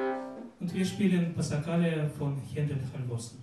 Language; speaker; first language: German; non-native, learner; Russian